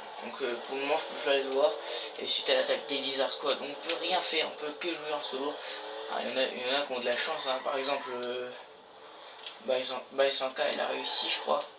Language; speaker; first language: French; native; French